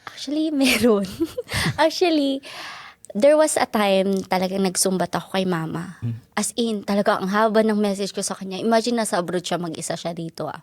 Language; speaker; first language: Filipino; native; Filipino